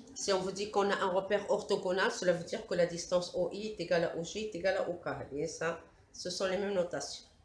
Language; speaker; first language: French; non-native, local second language; Arabic